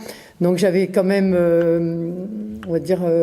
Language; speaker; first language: French; native; French